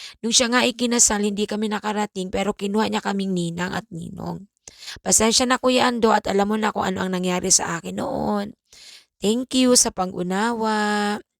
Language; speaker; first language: Filipino; native; Filipino